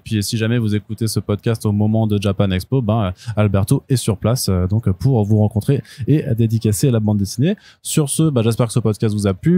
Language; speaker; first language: French; native; French